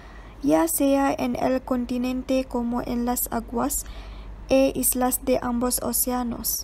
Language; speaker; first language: Spanish; non-native, learner; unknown